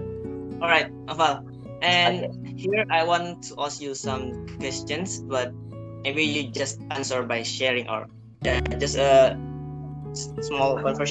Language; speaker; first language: English; non-native, fluent; Indonesian